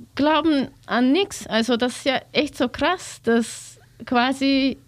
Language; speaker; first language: German; non-native, fluent; Russian